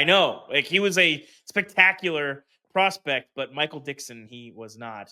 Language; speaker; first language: English; native; English